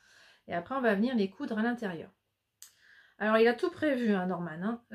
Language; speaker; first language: French; native; French